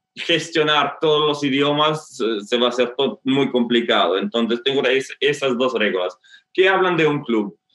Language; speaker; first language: Spanish; non-native, fluent; English